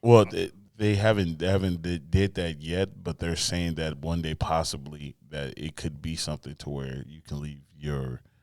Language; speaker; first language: English; native; English